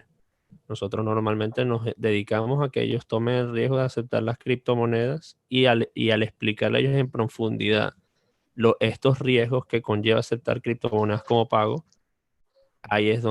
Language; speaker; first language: Spanish; native; Spanish